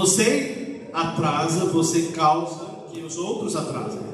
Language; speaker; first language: Portuguese; native; Portuguese